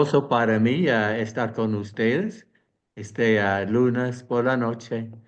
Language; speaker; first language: Spanish; non-native, fluent; Swiss German